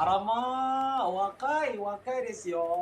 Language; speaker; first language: Japanese; non-native, fluent; Malay